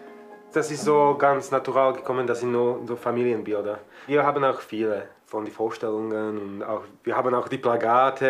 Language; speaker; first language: German; non-native, fluent; Slovak